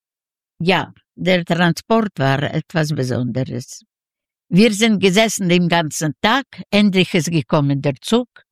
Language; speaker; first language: German; non-native, learner; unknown